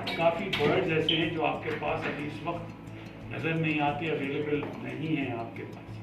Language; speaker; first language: Urdu; non-native, local second language; Sindhi